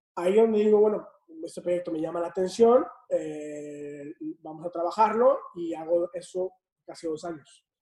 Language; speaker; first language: Spanish; native; Spanish